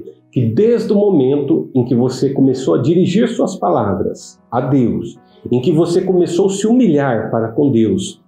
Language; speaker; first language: Portuguese; native; Portuguese